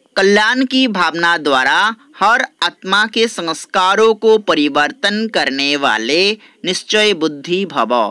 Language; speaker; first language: Hindi; non-native, local second language; Bangla